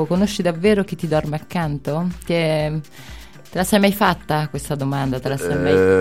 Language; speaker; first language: Italian; native; Italian